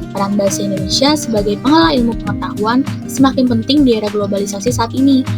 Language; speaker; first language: Indonesian; native; Indonesian